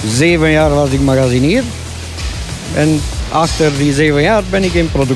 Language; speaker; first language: Dutch; non-native, learner; Romanian